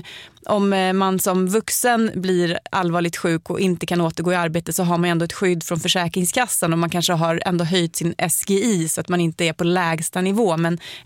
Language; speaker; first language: Swedish; native; Swedish